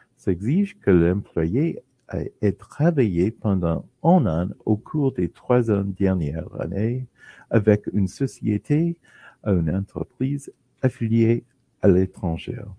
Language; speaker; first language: French; non-native, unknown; English